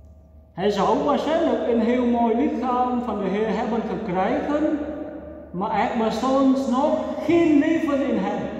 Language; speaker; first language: Dutch; non-native, fluent; Vietnamese